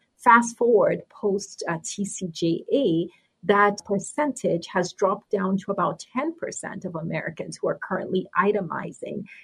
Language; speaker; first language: English; native; English